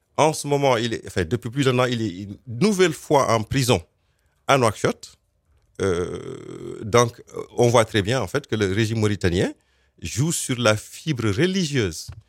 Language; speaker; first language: French; non-native, local second language; Fula